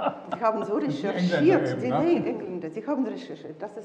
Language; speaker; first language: German; non-native, fluent; Russian